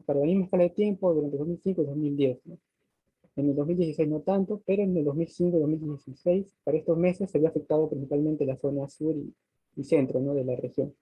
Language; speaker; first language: Spanish; native; Spanish